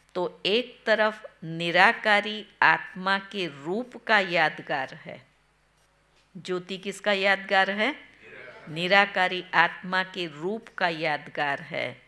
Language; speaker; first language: Hindi; non-native, local second language; Gujarati